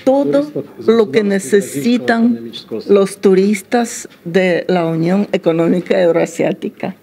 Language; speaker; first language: Spanish; non-native, fluent; Russian